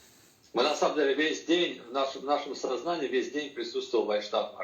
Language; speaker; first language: Russian; native; Russian